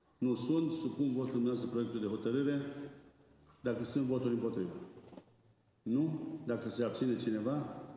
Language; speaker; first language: Romanian; native; Romanian